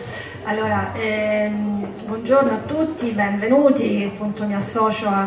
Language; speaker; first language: Italian; native; Italian